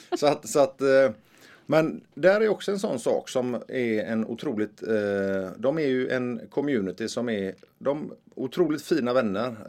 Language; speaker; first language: Swedish; native; Swedish